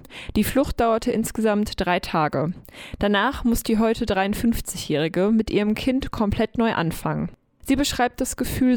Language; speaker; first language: German; native; German